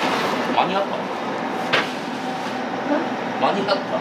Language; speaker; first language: Japanese; native; Japanese